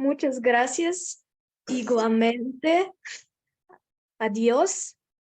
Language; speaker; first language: Spanish; non-native, learner; Bulgarian